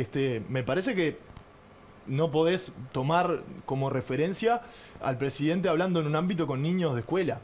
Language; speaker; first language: Spanish; native; Spanish